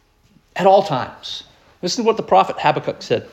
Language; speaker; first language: English; native; English